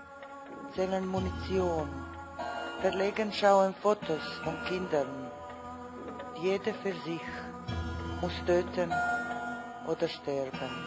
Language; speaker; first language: German; non-native, fluent; Croatian